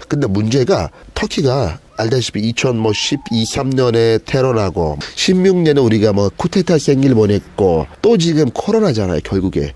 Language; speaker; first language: Korean; non-native, fluent; Turkish